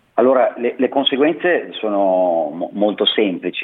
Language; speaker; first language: Italian; native; Italian